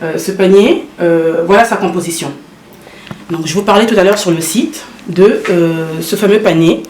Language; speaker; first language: French; early bilingual, other home language; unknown